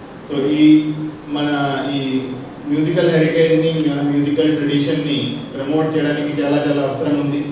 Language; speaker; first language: Telugu; non-native, fluent; Hindi